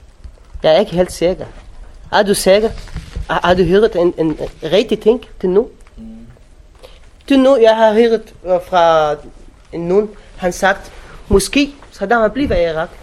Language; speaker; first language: Danish; non-native, learner; Arabic